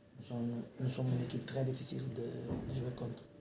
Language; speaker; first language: French; non-native, learner; Portuguese